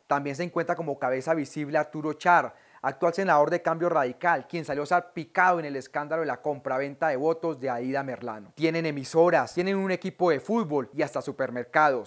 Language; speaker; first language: Spanish; native; Spanish